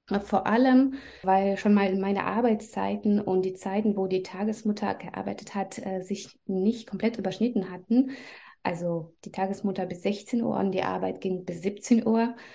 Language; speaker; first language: German; non-native, fluent; Russian